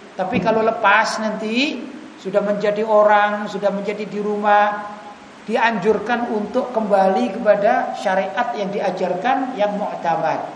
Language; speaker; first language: Indonesian; native; Indonesian